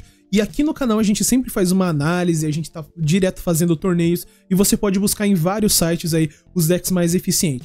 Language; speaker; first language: Portuguese; native; Portuguese